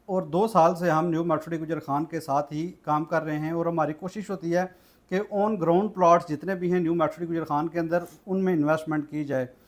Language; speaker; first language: Urdu; non-native, local second language; Punjabi